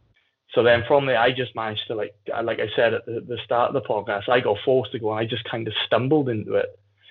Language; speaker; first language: English; native; English